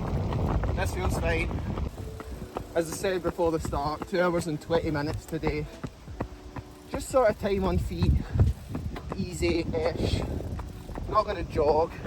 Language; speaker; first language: English; native; English